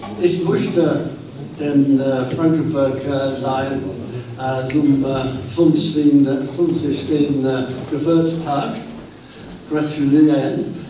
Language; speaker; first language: German; non-native, learner; English